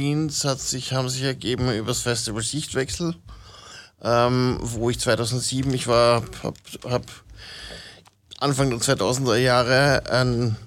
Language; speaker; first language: German; native; German